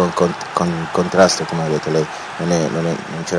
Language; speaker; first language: Italian; non-native, learner; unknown